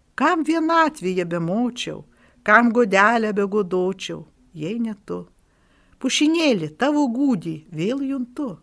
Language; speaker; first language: Lithuanian; native; Lithuanian